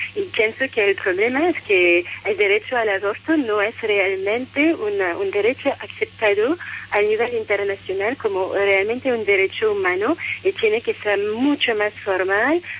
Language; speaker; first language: Spanish; non-native, fluent; French